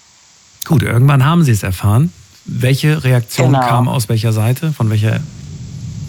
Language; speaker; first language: German; native; German